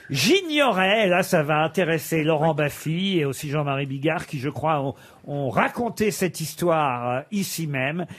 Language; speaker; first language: French; native; French